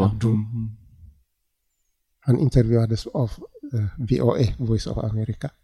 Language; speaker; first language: Swedish; non-native, learner; Tigrinya